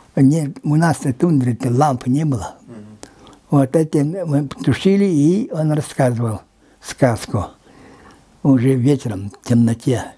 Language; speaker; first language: Russian; non-native, local second language; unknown